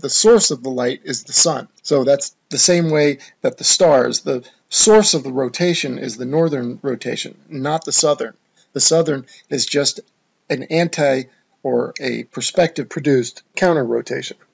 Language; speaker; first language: English; native; English